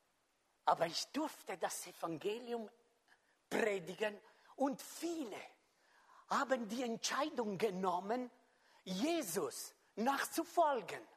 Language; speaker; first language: German; non-native, fluent; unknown